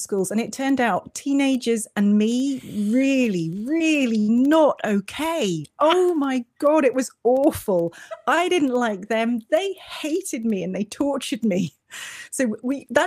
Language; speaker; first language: English; native; English